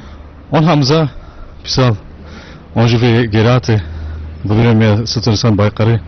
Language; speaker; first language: Russian; non-native, local second language; Uzbek